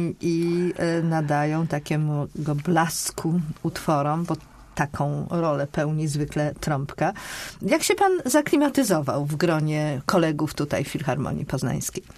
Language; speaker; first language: Polish; native; Polish